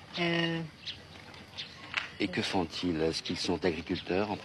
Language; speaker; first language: French; native; French